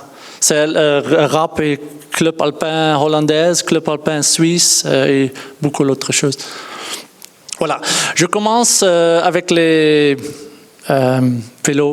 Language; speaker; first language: French; non-native, learner; Dutch